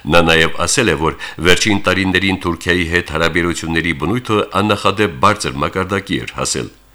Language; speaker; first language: Armenian; native; Armenian